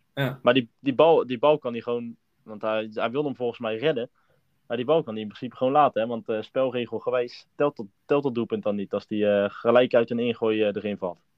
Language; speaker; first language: Dutch; native; Dutch